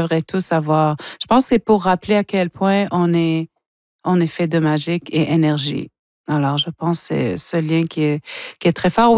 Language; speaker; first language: French; non-native, local second language; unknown